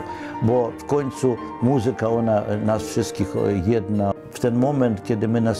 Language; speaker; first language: Polish; non-native, fluent; Ukrainian